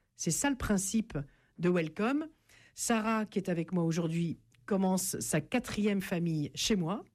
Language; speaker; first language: French; native; French